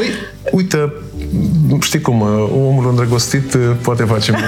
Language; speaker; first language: Romanian; native; Romanian